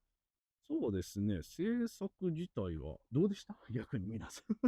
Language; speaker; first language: Japanese; native; Japanese